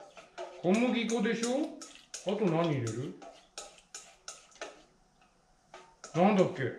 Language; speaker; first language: Japanese; native; Japanese